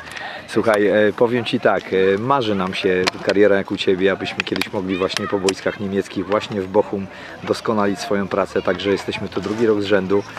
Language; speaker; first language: Polish; native; Polish